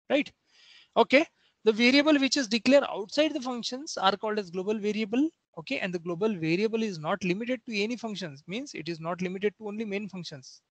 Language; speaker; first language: English; non-native, local second language; Marathi